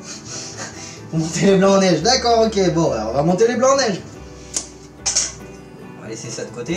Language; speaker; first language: French; native; French